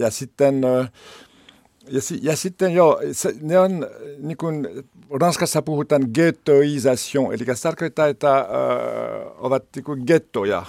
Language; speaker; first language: Finnish; non-native, learner; French